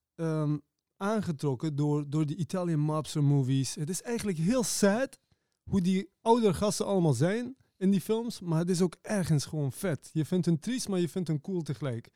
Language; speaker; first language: Dutch; early bilingual, other home language; Persian